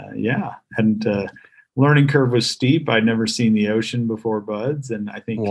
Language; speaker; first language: English; native; English